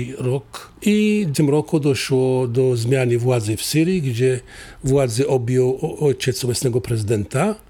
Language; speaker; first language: Polish; non-native, fluent; Assyrian Neo-Aramaic